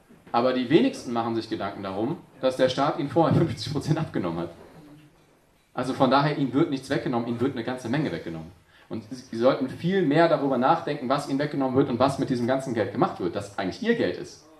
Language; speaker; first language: German; native; German